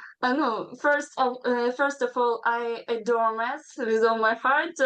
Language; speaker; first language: English; non-native, learner; Ukrainian